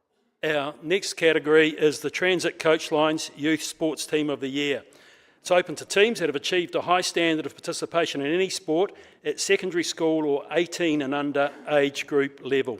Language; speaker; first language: English; native; English